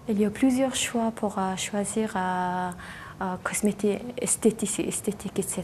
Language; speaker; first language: French; non-native, learner; Mongolian